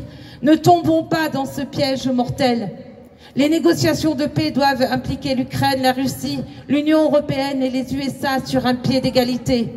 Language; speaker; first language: French; native; French